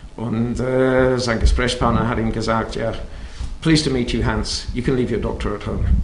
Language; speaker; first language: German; non-native, fluent; English